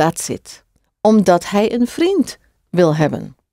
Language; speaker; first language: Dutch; non-native, fluent; English